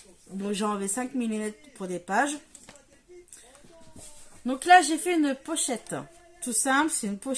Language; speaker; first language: French; native; French